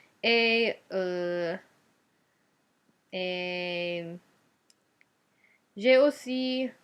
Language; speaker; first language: French; non-native, learner; Japanese